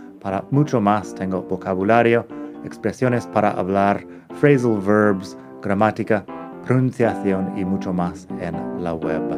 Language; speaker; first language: Spanish; non-native, fluent; English